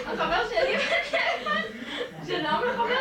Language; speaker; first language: Hebrew; native; Hebrew